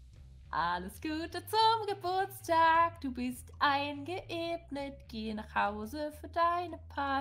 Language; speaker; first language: German; native; German